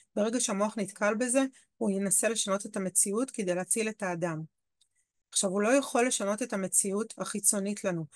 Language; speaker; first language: Hebrew; native; Hebrew